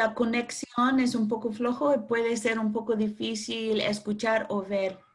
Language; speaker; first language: Spanish; non-native, fluent; English